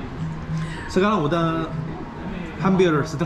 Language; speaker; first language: Indonesian; non-native, learner; Chinese